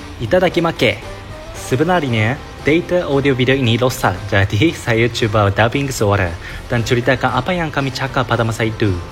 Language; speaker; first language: Malay; non-native, fluent; Japanese